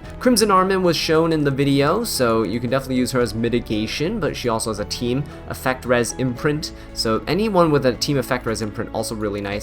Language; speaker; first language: English; native; English